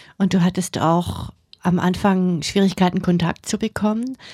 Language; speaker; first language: German; native; German